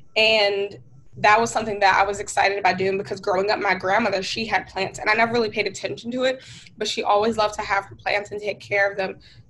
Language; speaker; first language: English; native; English